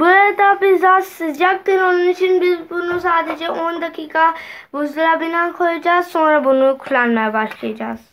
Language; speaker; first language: Turkish; non-native, learner; Urdu